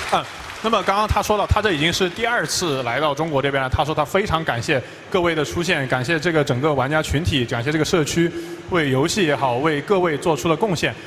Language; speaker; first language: Chinese; native; Chinese